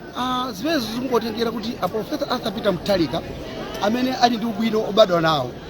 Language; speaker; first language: Nyanja; non-native, local second language; Yao